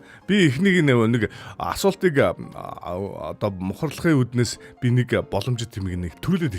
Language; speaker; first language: Mongolian; native; Mongolian